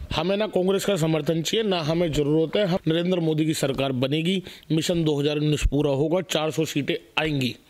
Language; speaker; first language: Hindi; native; Hindi